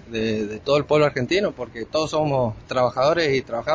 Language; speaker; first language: Spanish; native; Spanish